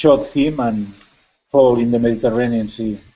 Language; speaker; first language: English; non-native, fluent; Spanish